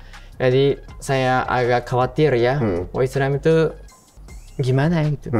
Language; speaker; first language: Indonesian; non-native, fluent; Japanese